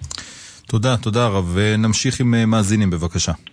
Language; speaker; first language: Hebrew; native; Hebrew